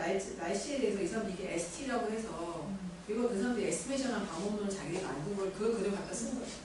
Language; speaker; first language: Korean; native; Korean